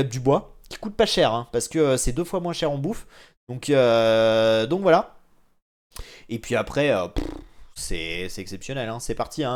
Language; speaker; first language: French; native; French